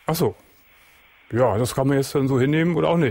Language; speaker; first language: German; native; German